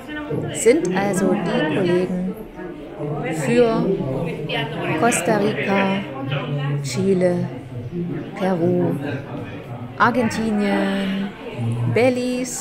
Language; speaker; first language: German; native; German